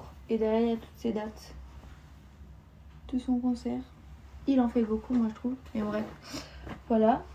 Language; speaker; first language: French; native; French